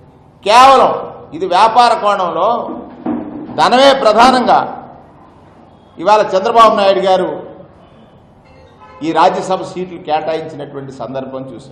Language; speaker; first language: Telugu; native; Telugu